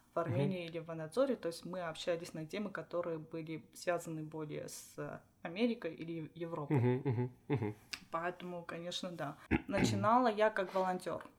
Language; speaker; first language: Russian; non-native, local second language; Armenian